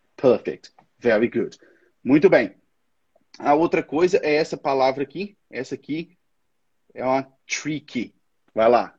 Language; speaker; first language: Portuguese; native; Portuguese